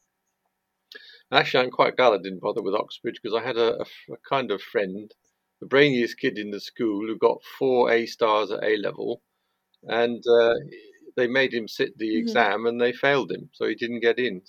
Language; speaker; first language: English; native; English